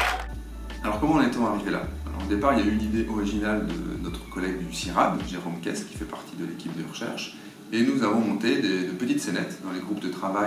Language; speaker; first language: French; native; French